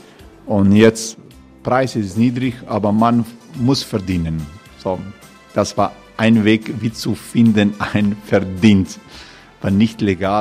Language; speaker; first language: German; non-native, fluent; Croatian